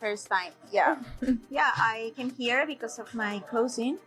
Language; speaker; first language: English; non-native, learner; Spanish